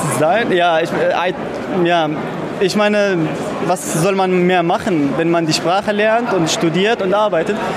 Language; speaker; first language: German; non-native, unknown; Arabic